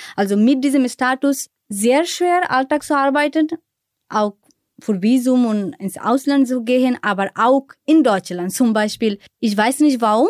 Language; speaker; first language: German; non-native, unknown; Bangla